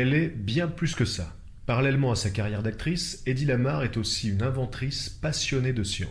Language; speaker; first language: French; native; French